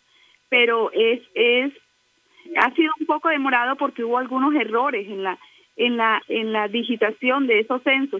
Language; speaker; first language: Spanish; native; Spanish